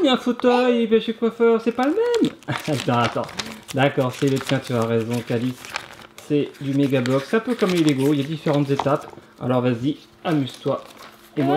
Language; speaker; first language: French; native; French